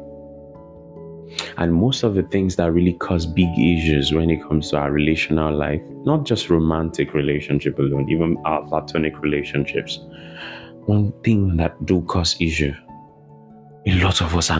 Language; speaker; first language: English; non-native, local second language; Yoruba